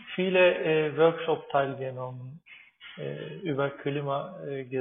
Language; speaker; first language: German; non-native, fluent; Turkish